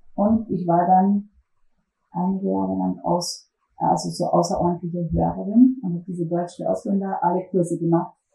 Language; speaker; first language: German; non-native, fluent; Slovenian